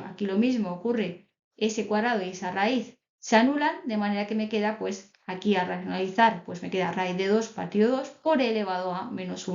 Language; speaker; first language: Spanish; native; Spanish